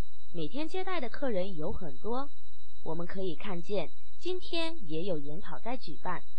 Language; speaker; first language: Chinese; non-native, fluent; Mongolian